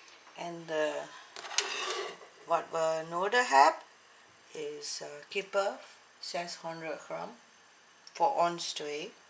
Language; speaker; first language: Dutch; non-native, learner; Malay